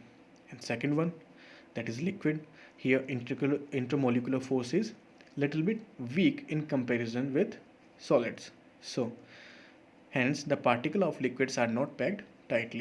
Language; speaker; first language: English; non-native, local second language; Hindi